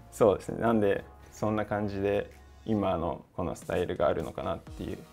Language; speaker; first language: Japanese; early bilingual, heritage; English